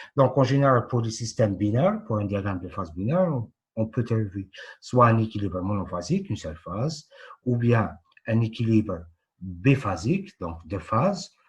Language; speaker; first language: French; non-native, local second language; Arabic